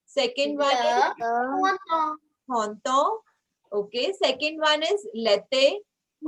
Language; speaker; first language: English; non-native, local second language; Hindi